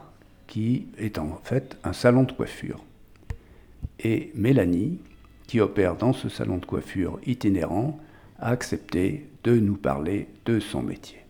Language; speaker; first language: French; native; French